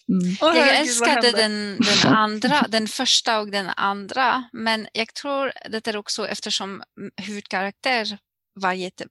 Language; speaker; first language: Swedish; non-native, learner; French